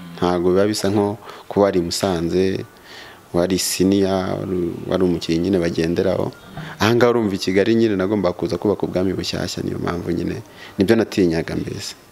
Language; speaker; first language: Kinyarwanda; native; Kinyarwanda